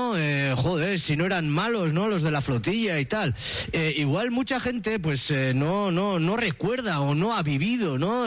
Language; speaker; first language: Spanish; native; Spanish